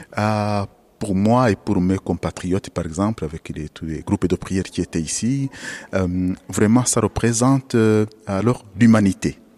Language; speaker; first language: French; non-native, local second language; Kinyarwanda